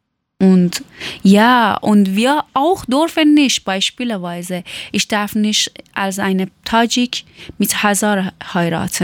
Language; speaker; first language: German; non-native, learner; Persian